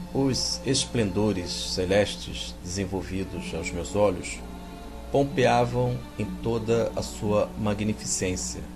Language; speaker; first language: Portuguese; native; Portuguese